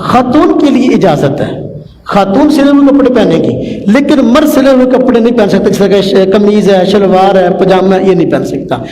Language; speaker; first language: Urdu; non-native, local second language; Punjabi